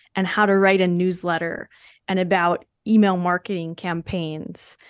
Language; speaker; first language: English; native; English